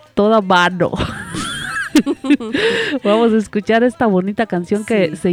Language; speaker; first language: Spanish; native; Spanish